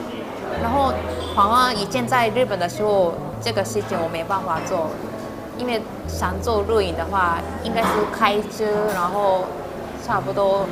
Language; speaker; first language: Chinese; non-native, learner; Japanese